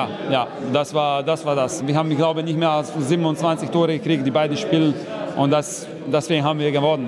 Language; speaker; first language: German; non-native, fluent; Slovenian